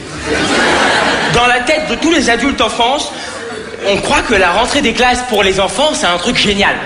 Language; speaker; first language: French; native; French